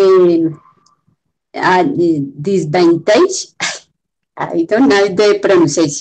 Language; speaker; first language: English; non-native, learner; Spanish